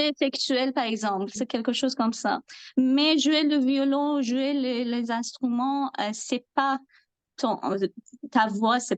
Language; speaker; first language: French; non-native, learner; Persian